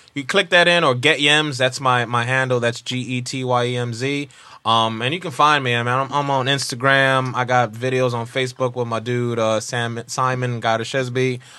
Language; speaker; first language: English; native; English